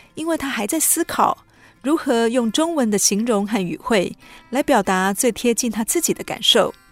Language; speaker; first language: Chinese; native; Chinese